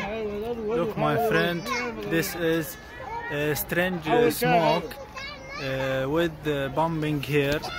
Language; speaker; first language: English; non-native, learner; Arabic